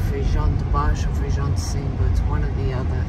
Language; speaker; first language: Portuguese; early bilingual, heritage; English